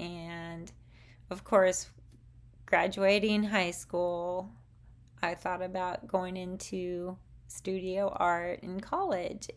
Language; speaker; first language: English; native; English